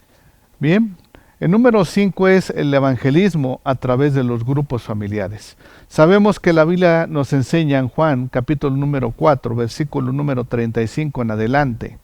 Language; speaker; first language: Spanish; native; Spanish